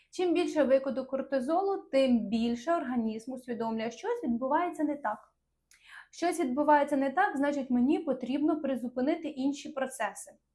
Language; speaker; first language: Ukrainian; non-native, local second language; Russian